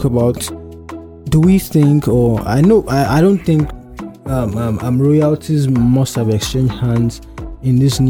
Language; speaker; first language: English; non-native, local second language; Yoruba